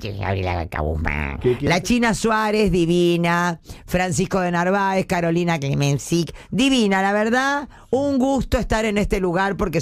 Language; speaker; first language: Spanish; native; Spanish